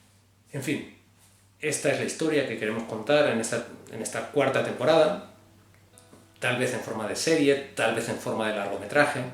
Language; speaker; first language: Spanish; native; Spanish